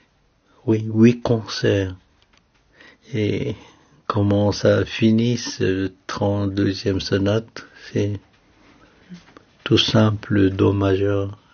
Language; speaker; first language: French; non-native, fluent; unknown